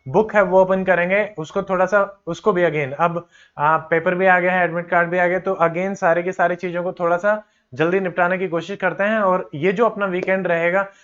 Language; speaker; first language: Hindi; native; Hindi